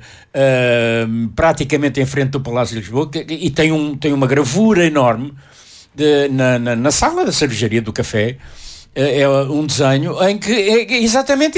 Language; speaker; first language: Portuguese; native; Portuguese